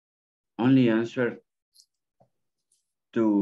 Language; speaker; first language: English; non-native, learner; Spanish